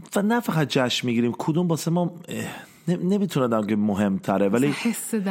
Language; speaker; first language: Persian; early bilingual, heritage; Persian